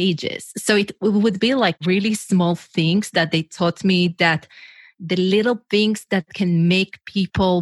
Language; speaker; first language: English; non-native, fluent; Hebrew